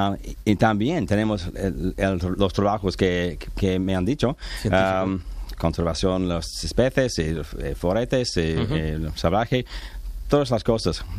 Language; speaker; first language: Spanish; non-native, learner; English